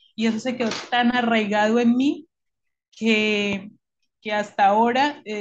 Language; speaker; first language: Spanish; native; Spanish